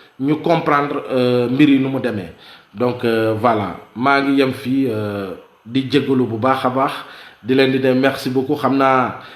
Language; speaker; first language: Wolof; non-native, local second language; Mandingo